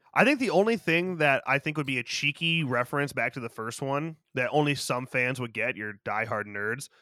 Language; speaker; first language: English; native; English